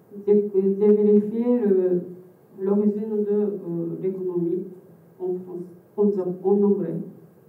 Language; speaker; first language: French; non-native, fluent; Japanese